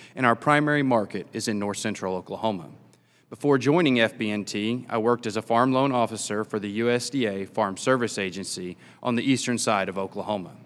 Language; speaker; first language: English; native; English